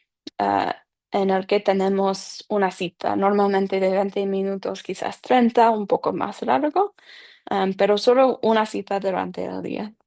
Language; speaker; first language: Spanish; non-native, fluent; English